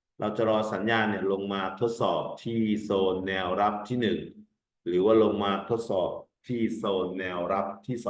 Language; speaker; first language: Thai; native; Thai